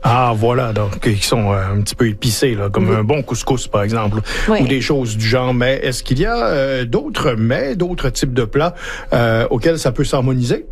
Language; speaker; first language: French; native; French